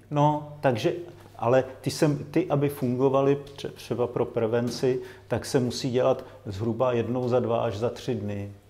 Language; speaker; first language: Czech; native; Czech